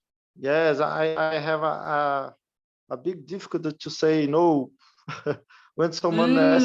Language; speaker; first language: English; non-native, learner; Portuguese